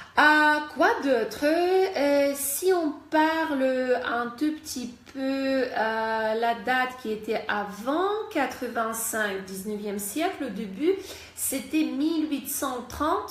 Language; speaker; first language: French; non-native, fluent; Russian